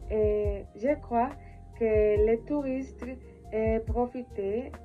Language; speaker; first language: French; non-native, learner; Spanish